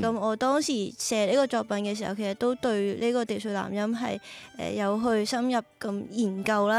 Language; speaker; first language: Cantonese; native; Cantonese